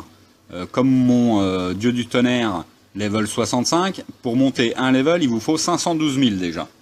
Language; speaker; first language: French; native; French